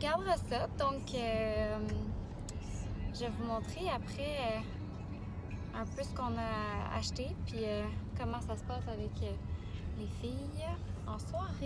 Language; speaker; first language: French; native; French